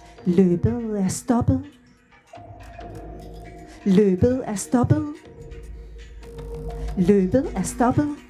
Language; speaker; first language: Danish; non-native, local second language; Kalaallisut